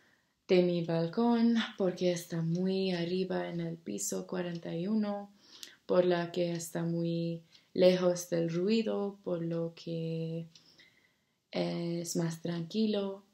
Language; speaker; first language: Spanish; non-native, learner; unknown